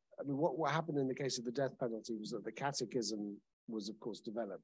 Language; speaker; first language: English; native; English